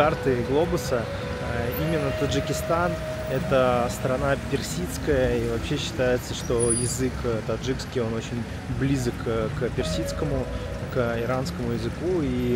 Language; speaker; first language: Russian; native; Russian